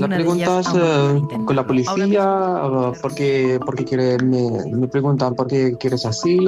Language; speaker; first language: Spanish; non-native, learner; Arabic